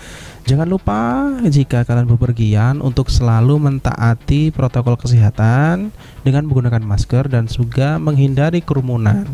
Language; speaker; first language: Indonesian; native; Indonesian